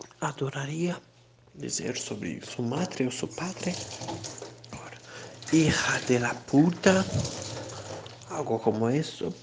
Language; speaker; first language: Spanish; non-native, learner; Portuguese